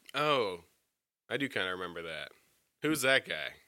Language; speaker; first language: English; native; English